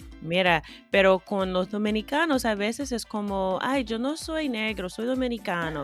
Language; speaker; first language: Spanish; non-native, fluent; English